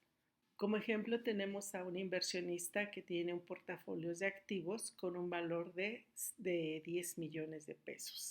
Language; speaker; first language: Spanish; native; Spanish